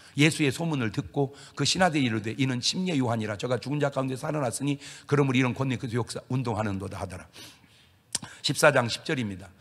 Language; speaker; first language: Korean; native; Korean